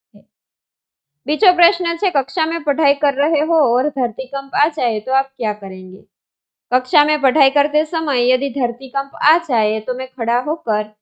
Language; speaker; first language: Hindi; non-native, local second language; Gujarati